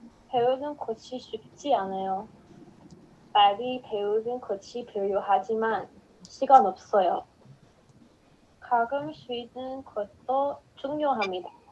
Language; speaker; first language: Korean; non-native, learner; English